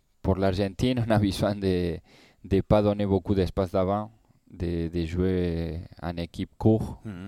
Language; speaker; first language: French; non-native, learner; Spanish